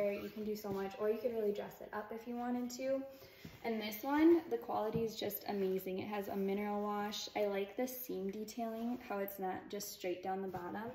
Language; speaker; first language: English; native; English